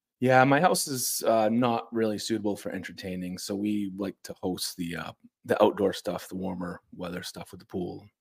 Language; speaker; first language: English; native; English